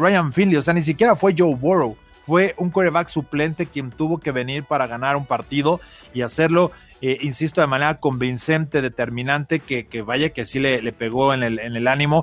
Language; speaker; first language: Spanish; native; Spanish